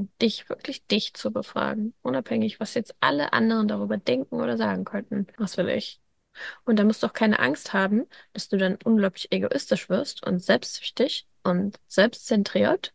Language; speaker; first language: German; native; German